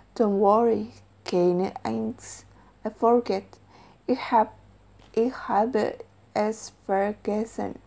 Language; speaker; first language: English; non-native, learner; Indonesian